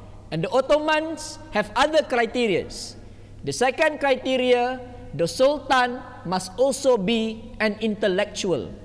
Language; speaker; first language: English; non-native, local second language; Malay